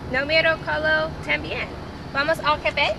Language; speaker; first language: Spanish; non-native, learner; English